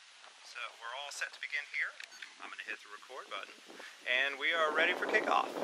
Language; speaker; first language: English; native; English